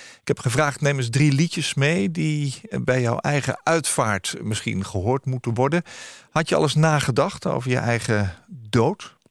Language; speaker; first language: Dutch; native; Dutch